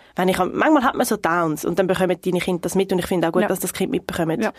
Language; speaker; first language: German; non-native, fluent; Portuguese